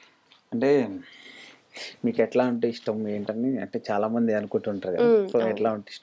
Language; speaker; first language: Telugu; native; Telugu